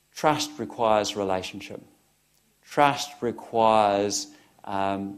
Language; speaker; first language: English; native; English